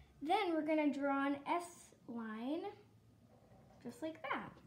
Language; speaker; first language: English; native; English